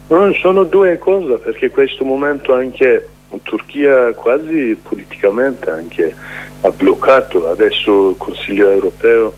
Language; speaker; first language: Italian; non-native, learner; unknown